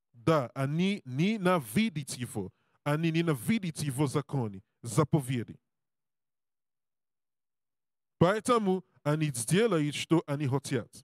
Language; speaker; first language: Russian; non-native, learner; English